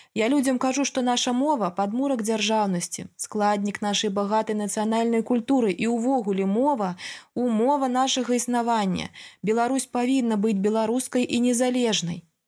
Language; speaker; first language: Belarusian; native; Belarusian